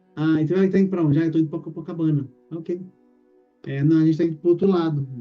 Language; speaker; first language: Portuguese; native; Portuguese